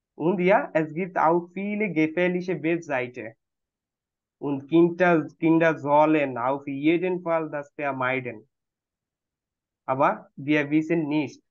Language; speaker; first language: German; non-native, fluent; Bangla